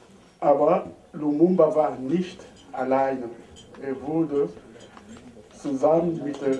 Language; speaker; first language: German; non-native, fluent; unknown